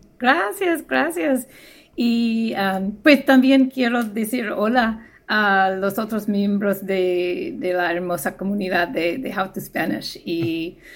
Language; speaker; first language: Spanish; non-native, fluent; English